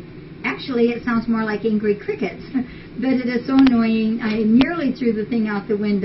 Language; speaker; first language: English; native; English